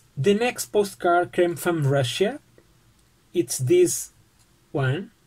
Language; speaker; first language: English; non-native, fluent; Portuguese